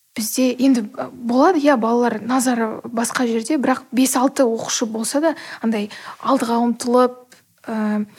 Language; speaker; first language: Kazakh; native; Kazakh